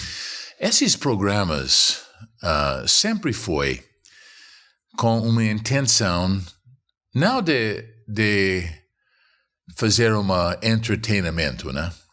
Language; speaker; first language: Portuguese; non-native, fluent; English